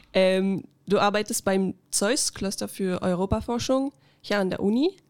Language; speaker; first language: German; non-native, fluent; French